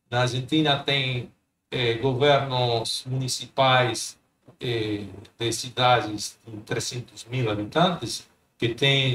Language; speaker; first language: Portuguese; non-native, fluent; Spanish